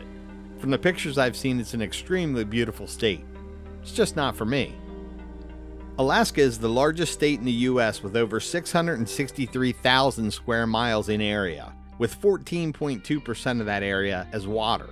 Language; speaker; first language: English; native; English